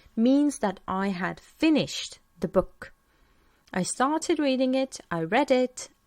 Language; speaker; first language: English; non-native, fluent; Estonian